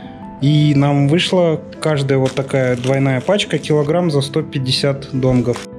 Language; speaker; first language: Russian; native; Russian